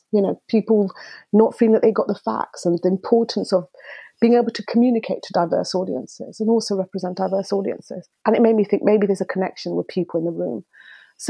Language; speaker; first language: English; early bilingual, other home language; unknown